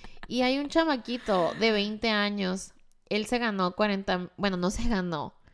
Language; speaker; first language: Spanish; early bilingual, heritage; Spanish